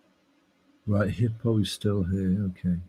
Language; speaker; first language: English; native; English